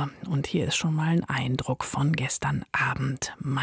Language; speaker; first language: German; native; German